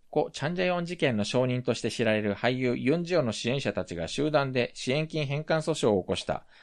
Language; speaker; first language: Japanese; early bilingual, heritage; Korean